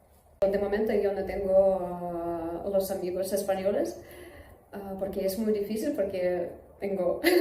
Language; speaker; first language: Spanish; non-native, learner; Russian